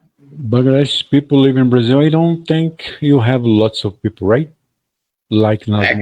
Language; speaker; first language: English; non-native, fluent; Portuguese